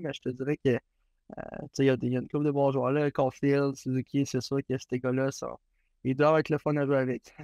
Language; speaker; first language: French; native; French